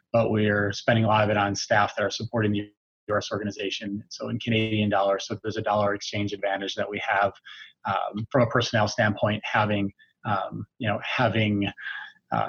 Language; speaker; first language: English; native; English